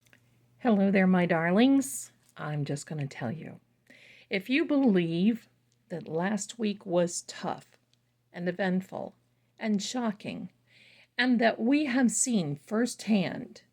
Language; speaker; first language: English; native; English